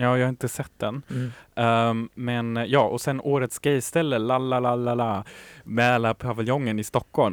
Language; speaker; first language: Swedish; native; Swedish